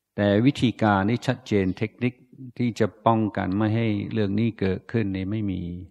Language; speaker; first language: Thai; non-native, fluent; English